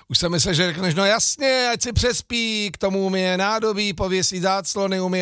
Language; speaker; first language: Czech; native; Czech